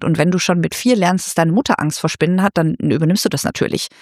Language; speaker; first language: German; native; German